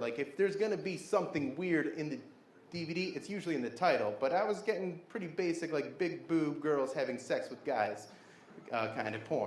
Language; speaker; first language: English; native; English